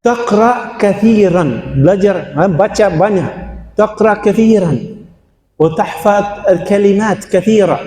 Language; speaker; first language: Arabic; non-native, fluent; Dutch